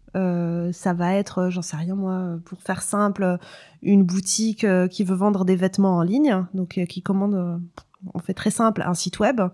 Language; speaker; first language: French; non-native, local second language; Arabic